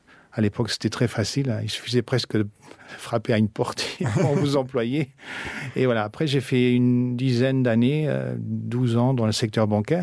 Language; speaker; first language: French; early bilingual, other home language; Portuguese